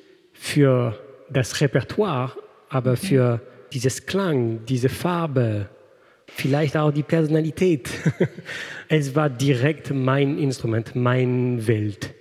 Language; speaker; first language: German; non-native, fluent; French